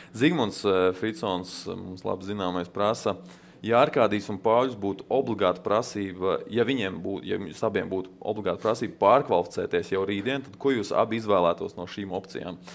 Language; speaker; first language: Latvian; native; Latvian